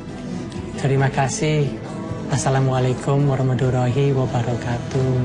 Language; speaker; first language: Indonesian; non-native, fluent; English